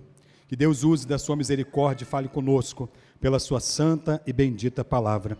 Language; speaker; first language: Portuguese; native; Portuguese